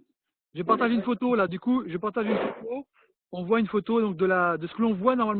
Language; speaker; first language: French; native; French